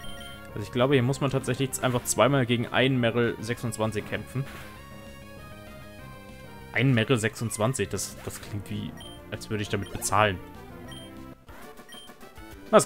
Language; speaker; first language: German; native; German